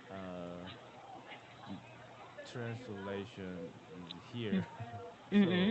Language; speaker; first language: English; non-native, learner; Korean